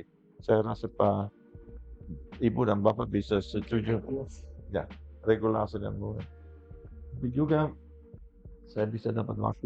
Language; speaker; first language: Indonesian; non-native, fluent; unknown